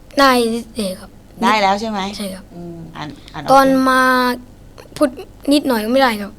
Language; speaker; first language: Thai; non-native, learner; Shan